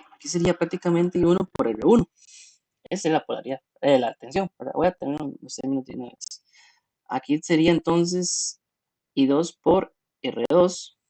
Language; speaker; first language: Spanish; native; Spanish